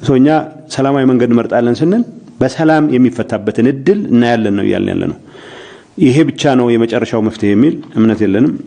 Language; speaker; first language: Amharic; non-native, local second language; Tigrinya